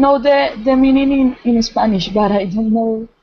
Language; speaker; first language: English; non-native, learner; Spanish